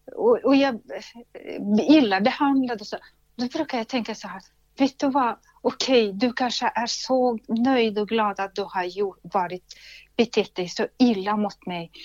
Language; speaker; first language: Swedish; non-native, fluent; Russian